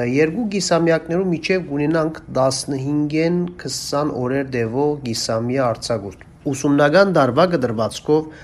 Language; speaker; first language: Armenian; native; Armenian